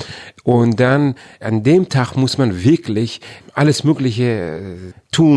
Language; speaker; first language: German; non-native, fluent; Persian